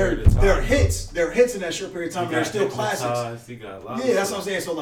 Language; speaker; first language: English; native; English